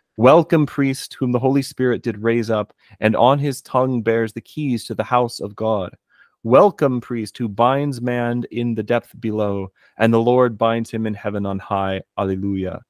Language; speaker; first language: English; native; English